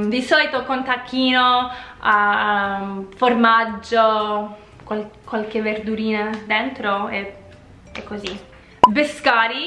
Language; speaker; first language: Italian; non-native, fluent; English